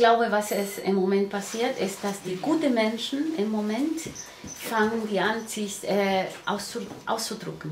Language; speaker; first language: German; non-native, learner; Spanish